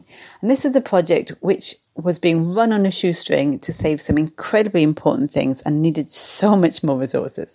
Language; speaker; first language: English; native; English